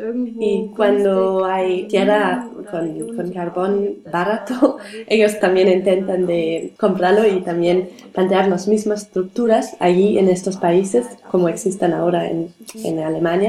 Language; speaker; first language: Spanish; non-native, learner; German